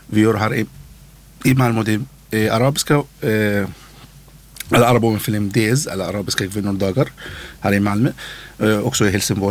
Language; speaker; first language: Swedish; non-native, learner; Arabic